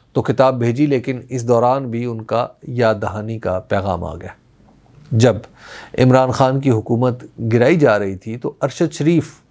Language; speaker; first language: Urdu; non-native, local second language; Punjabi